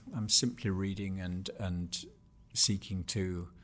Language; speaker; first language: English; native; English